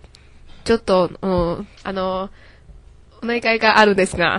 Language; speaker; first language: Japanese; non-native, learner; Chinese